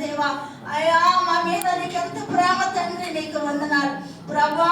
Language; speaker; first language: Telugu; native; Telugu